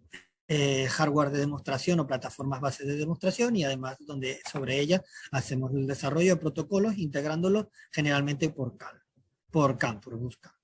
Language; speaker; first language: Spanish; native; Spanish